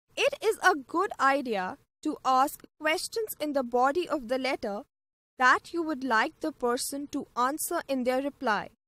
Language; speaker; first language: English; non-native, local second language; Punjabi